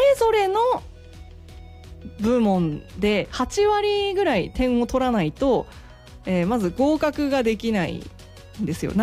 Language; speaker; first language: Japanese; native; Japanese